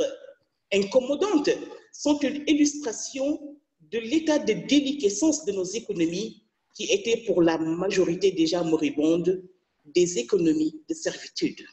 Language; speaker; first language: French; non-native, local second language; Wolof